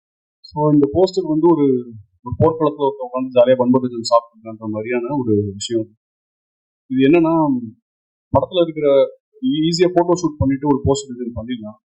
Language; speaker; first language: Tamil; native; Tamil